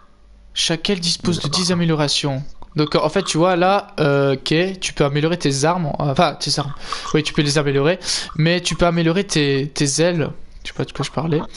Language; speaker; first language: French; native; French